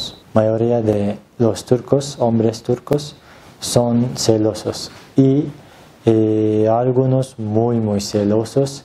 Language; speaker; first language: Spanish; non-native, learner; Turkish